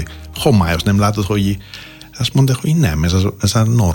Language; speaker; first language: Hungarian; non-native, learner; Greek